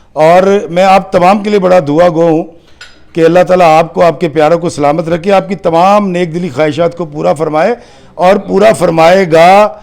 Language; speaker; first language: Urdu; non-native, local second language; Punjabi